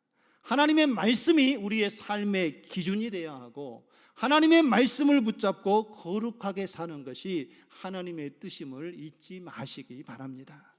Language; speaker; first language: Korean; native; Korean